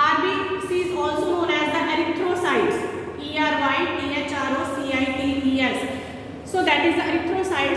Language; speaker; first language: English; non-native, local second language; Hindi